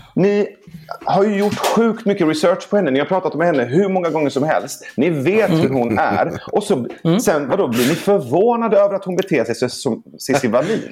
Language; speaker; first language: Swedish; early bilingual, other home language; Persian